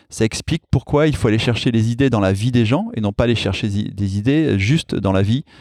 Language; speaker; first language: French; native; French